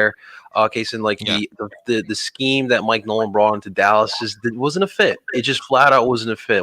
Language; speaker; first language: English; native; English